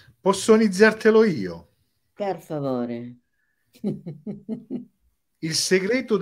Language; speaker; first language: Italian; non-native, fluent; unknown